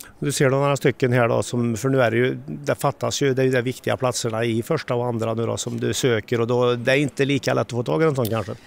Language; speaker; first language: Swedish; native; Swedish